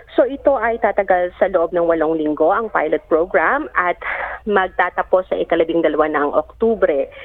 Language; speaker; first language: Filipino; native; Filipino